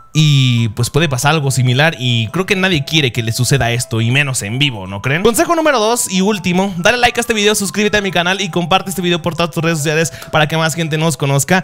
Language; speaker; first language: Spanish; early bilingual, other home language; Japanese